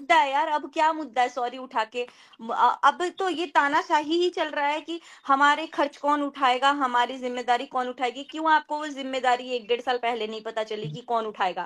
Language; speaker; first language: Hindi; native; Hindi